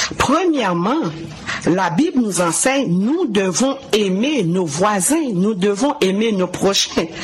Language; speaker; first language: French; non-native, local second language; Haitian Creole